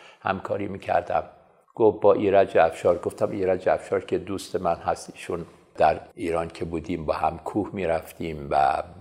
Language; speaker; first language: Persian; native; Persian